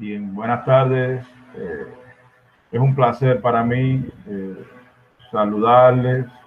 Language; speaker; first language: Spanish; native; Spanish